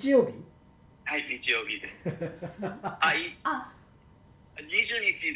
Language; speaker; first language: Japanese; non-native, learner; Korean